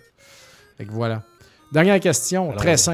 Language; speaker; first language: French; native; French